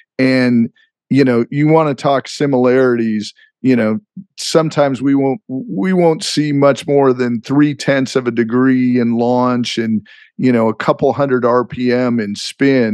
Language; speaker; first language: English; native; English